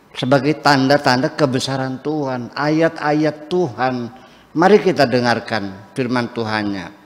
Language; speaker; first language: Indonesian; native; Indonesian